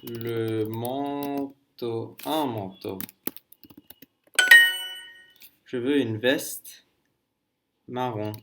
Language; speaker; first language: French; non-native, learner; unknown